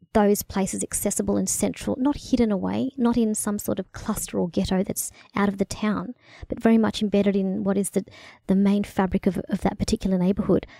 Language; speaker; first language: English; early bilingual, other home language; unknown